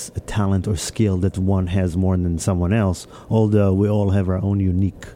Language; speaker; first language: English; early bilingual, other home language; Hebrew